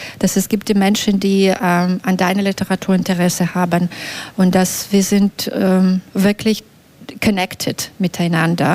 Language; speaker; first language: German; non-native, fluent; Belarusian